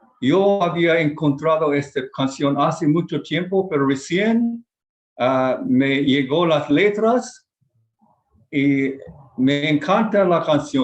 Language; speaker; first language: Spanish; non-native, fluent; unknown